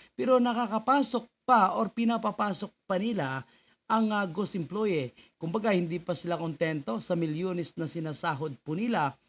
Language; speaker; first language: Filipino; native; Filipino